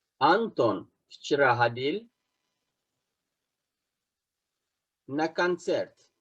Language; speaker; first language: Russian; non-native, fluent; Turkish